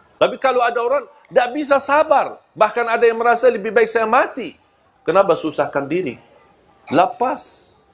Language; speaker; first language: Malay; non-native, fluent; Arabic